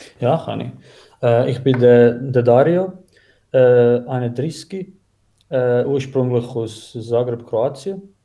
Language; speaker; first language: German; non-native, fluent; Croatian